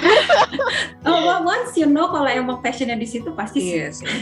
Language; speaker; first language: Indonesian; native; Indonesian